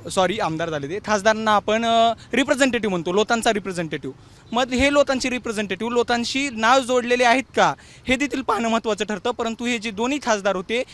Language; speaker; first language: Marathi; native; Marathi